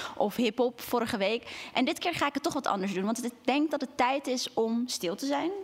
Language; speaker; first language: Dutch; native; Dutch